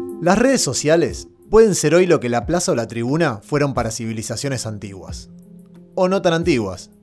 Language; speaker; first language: Spanish; native; Spanish